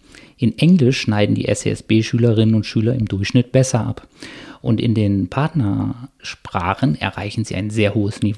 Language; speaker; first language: German; native; German